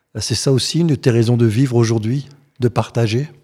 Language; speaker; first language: French; native; French